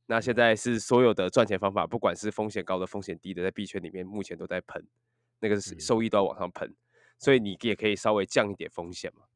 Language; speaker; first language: Chinese; native; Chinese